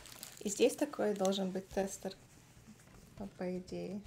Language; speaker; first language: Russian; native; Russian